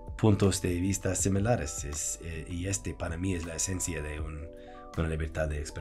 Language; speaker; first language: Spanish; non-native, fluent; English